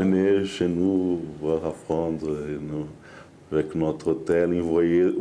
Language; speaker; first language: French; non-native, learner; Portuguese